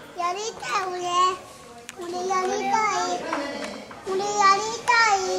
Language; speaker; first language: Japanese; native; Japanese